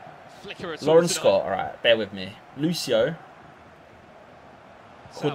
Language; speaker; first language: English; native; English